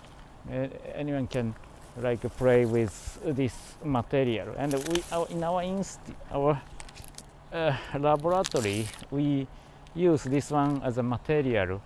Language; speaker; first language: English; non-native, learner; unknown